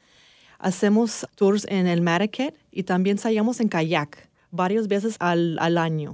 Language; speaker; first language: Spanish; early bilingual, heritage; English